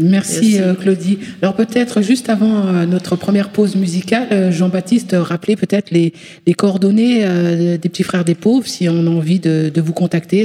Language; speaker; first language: French; native; French